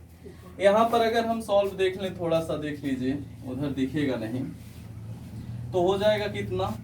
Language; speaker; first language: Hindi; native; Hindi